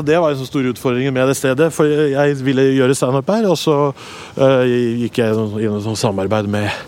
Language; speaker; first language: Norwegian; native; Norwegian